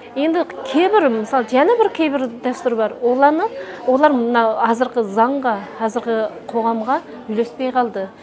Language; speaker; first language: Kazakh; non-native, local second language; Uyghur